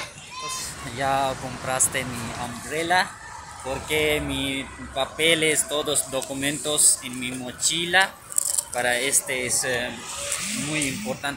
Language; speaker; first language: Spanish; non-native, learner; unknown